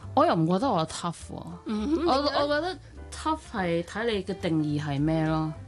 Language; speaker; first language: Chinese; non-native, local second language; Cantonese